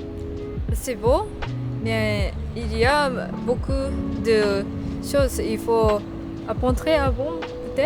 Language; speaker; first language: French; non-native, learner; Japanese